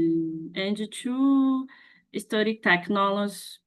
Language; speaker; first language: English; non-native, learner; Portuguese